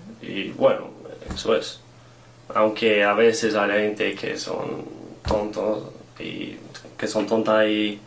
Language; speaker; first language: Spanish; non-native, learner; English